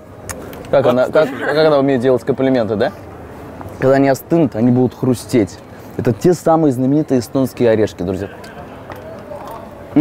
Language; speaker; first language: Russian; native; Russian